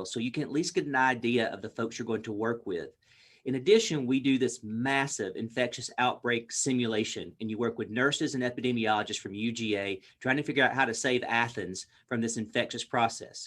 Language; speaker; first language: English; native; English